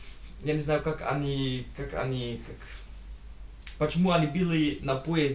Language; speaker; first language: Russian; non-native, learner; German